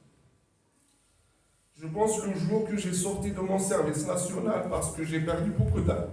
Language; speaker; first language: French; non-native, local second language; Kabyle